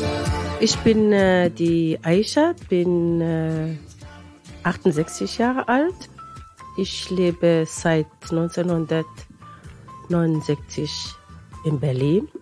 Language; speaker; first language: German; non-native, fluent; Arabic